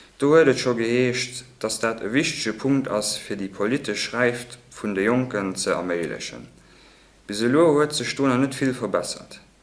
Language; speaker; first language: Luxembourgish; native; Luxembourgish